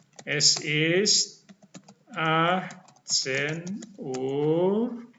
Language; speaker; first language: German; non-native, fluent; Indonesian